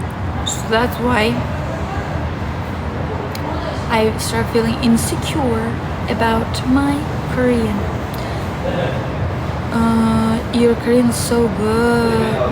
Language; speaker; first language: English; non-native, fluent; Turkish